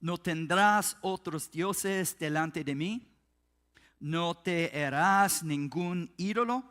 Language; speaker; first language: Spanish; non-native, learner; English